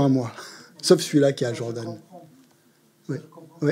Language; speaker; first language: French; native; French